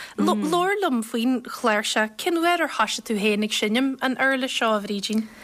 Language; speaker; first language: Irish; native; Irish